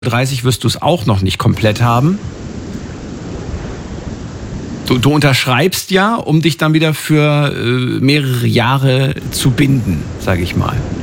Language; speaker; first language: German; native; German